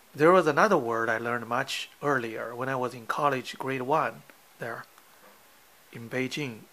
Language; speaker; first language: English; non-native, fluent; Chinese